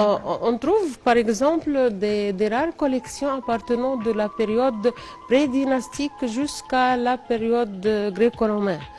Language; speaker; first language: French; non-native, fluent; Arabic